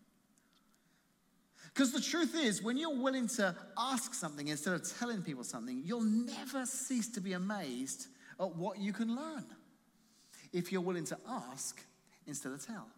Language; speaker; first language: English; native; English